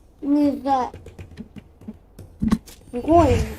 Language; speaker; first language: Russian; native; Russian